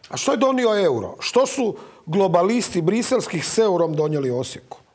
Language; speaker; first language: Croatian; native; Croatian